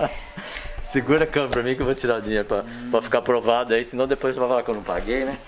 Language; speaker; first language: Portuguese; native; Portuguese